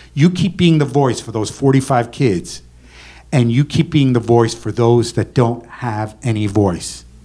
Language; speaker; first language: English; native; English